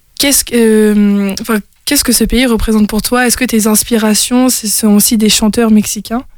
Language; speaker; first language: French; native; French